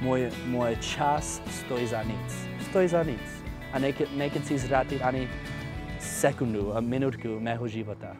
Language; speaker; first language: Czech; non-native, fluent; English